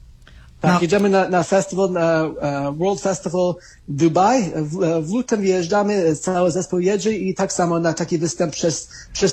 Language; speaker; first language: Polish; early bilingual, heritage; Polish